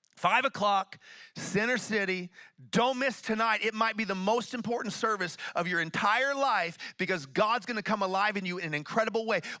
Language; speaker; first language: English; native; English